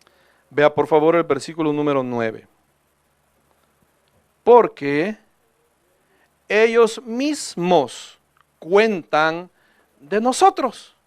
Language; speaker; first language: Spanish; native; Spanish